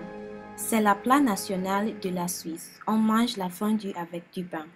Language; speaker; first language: French; non-native, learner; English